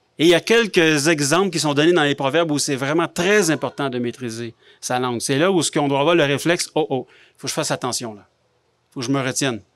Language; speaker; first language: French; native; French